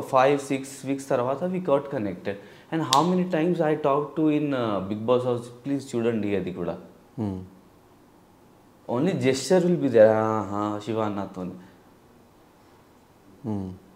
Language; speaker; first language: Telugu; non-native, learner; Hindi